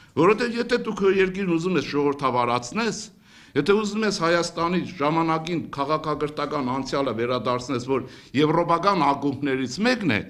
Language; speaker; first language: Armenian; native; Armenian